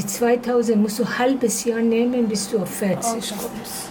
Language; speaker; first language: German; non-native, fluent; Persian